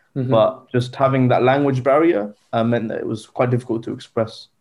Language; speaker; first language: English; native; English